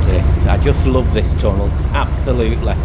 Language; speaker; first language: English; native; English